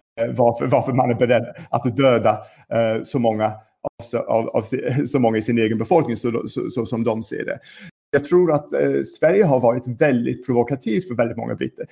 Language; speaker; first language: Swedish; non-native, fluent; English